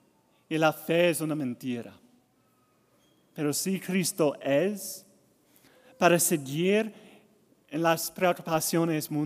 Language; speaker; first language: Spanish; non-native, learner; English